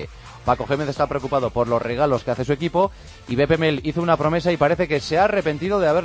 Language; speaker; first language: Spanish; native; Spanish